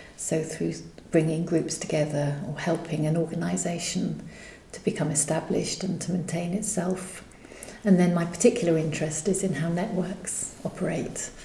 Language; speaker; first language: English; native; English